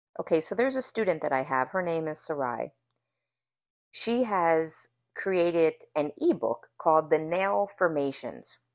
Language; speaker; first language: English; native; English